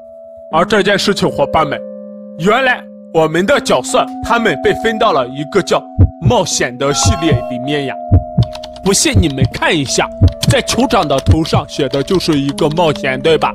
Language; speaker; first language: Chinese; native; Chinese